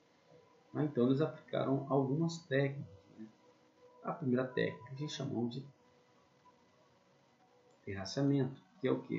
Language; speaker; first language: Portuguese; native; Portuguese